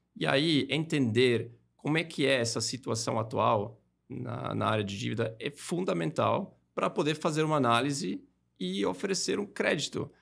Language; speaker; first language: Portuguese; non-native, fluent; German